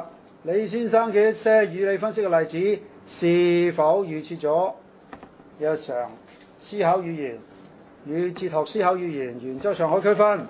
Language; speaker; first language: Chinese; non-native, local second language; Cantonese